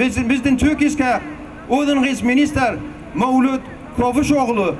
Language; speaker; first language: Danish; non-native, fluent; Kurdish